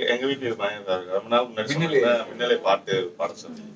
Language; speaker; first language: Tamil; native; Tamil